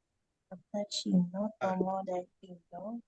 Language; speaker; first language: Japanese; non-native, learner; Indonesian